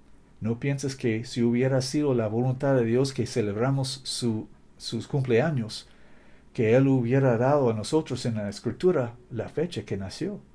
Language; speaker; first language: Spanish; non-native, fluent; English